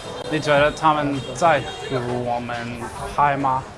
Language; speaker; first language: Chinese; non-native, learner; English